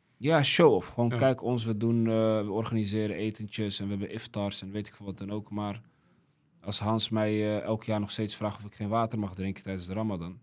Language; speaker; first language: Dutch; early bilingual, other home language; Riffian